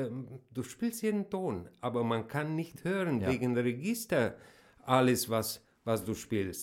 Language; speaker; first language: German; non-native, fluent; Romanian